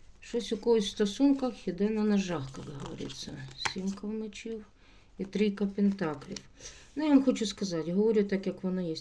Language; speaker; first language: Ukrainian; non-native, local second language; Russian